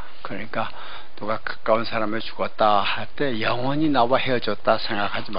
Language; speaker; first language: Korean; native; Korean